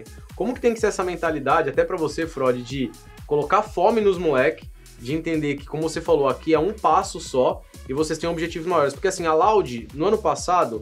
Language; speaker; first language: Portuguese; native; Portuguese